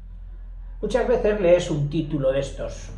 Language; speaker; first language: Spanish; native; Spanish